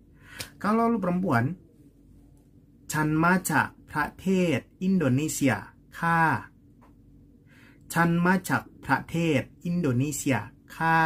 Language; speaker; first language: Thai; non-native, learner; Indonesian